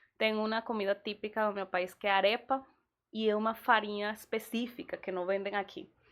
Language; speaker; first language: Portuguese; non-native, fluent; Spanish